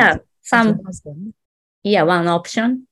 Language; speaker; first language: English; non-native, learner; Japanese